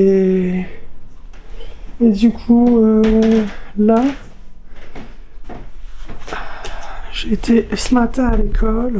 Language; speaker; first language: French; native; French